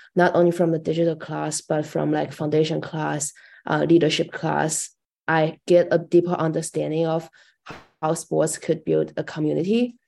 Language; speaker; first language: English; non-native, fluent; Chinese